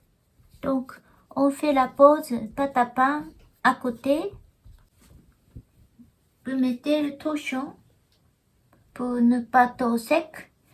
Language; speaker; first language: French; non-native, learner; Japanese